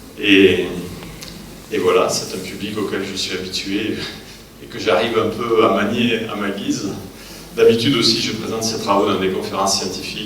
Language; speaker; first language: French; native; French